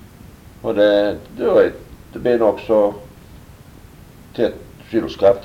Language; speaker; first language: Norwegian; early bilingual, heritage; Norwegian